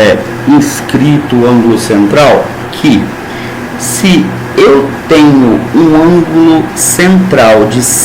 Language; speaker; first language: Portuguese; native; Portuguese